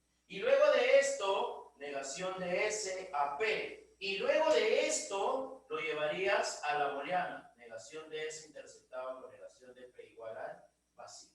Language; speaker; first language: Spanish; native; Spanish